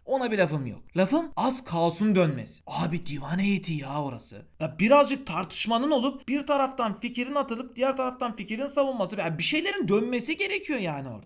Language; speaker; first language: Turkish; native; Turkish